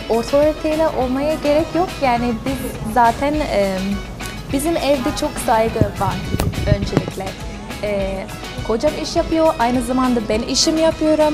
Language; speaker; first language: Turkish; non-native, fluent; English